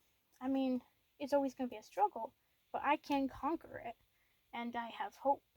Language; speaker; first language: English; native; English